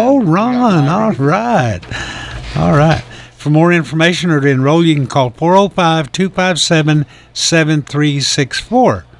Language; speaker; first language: English; native; English